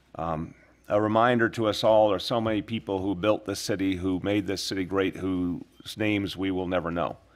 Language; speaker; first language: English; native; English